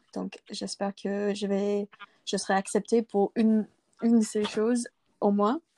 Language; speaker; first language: French; non-native, local second language; English